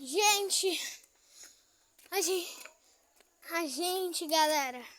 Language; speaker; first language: Portuguese; native; Portuguese